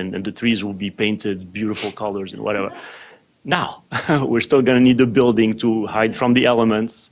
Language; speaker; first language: English; non-native, fluent; French